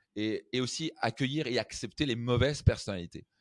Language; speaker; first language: French; native; French